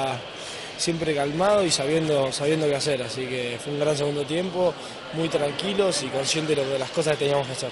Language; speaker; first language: Spanish; native; Spanish